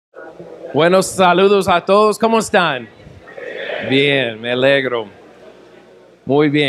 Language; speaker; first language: Spanish; non-native, fluent; English